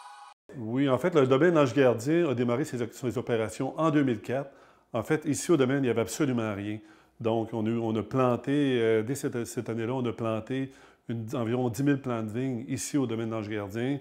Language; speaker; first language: French; native; French